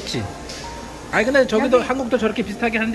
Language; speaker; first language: Korean; native; Korean